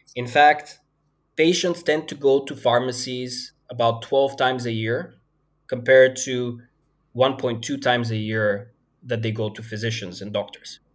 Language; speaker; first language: English; non-native, fluent; Bulgarian